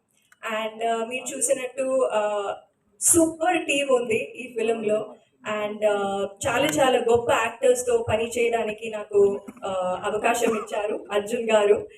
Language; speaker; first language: Telugu; non-native, learner; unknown